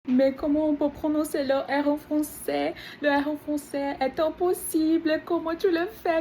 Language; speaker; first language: French; non-native, learner; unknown